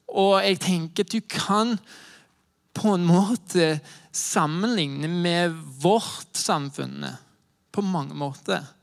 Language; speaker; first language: Norwegian; non-native, fluent; English